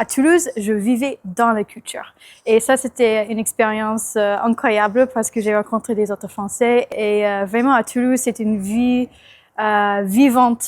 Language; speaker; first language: French; non-native, fluent; English